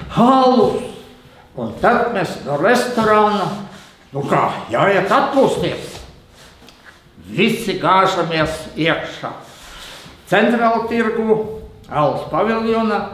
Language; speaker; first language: Latvian; non-native, local second language; Russian